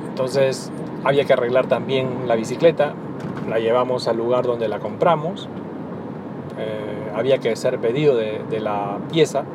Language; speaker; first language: Spanish; native; Spanish